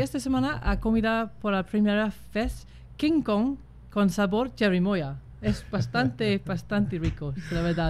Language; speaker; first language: Spanish; non-native, fluent; English